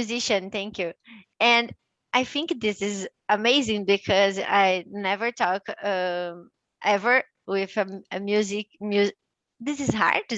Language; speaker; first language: English; non-native, learner; Portuguese